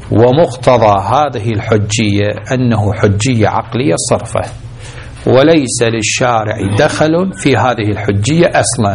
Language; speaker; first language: Arabic; native; Arabic